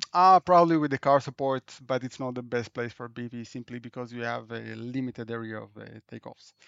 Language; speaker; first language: English; non-native, fluent; Hebrew